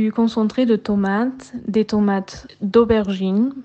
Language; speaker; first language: French; non-native, fluent; German